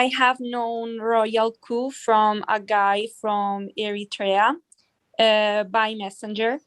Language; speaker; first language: English; non-native, fluent; Italian